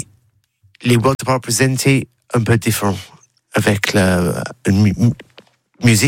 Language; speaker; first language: French; non-native, learner; English